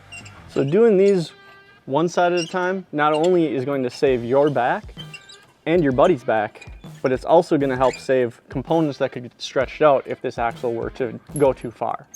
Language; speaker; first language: English; native; English